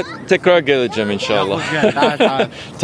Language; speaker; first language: Turkish; non-native, learner; English